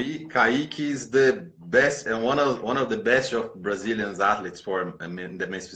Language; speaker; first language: English; non-native, learner; Portuguese